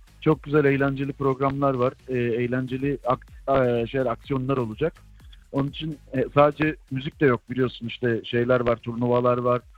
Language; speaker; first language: Turkish; native; Turkish